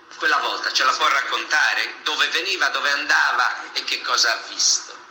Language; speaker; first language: Italian; native; Italian